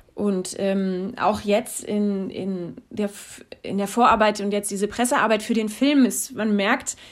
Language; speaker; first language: German; native; German